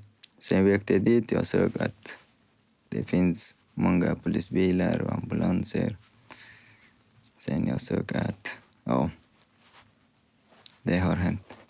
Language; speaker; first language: Swedish; non-native, fluent; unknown